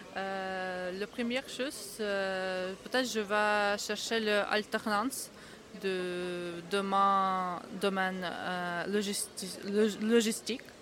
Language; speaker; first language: French; non-native, learner; Ukrainian